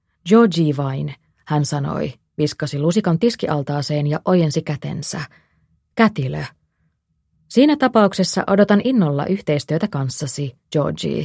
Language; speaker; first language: Finnish; native; Finnish